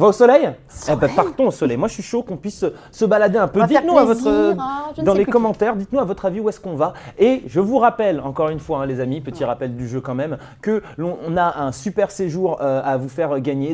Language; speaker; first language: French; native; French